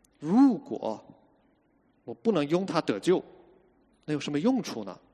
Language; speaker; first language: Chinese; non-native, fluent; English